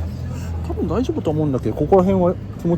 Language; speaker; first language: Japanese; native; Japanese